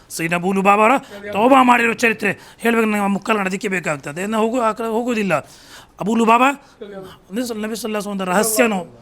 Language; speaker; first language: Kannada; non-native, local second language; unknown